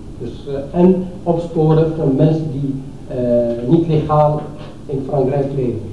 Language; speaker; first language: Dutch; non-native, fluent; Arabic